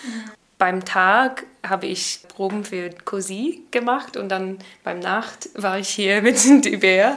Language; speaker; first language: German; non-native, learner; English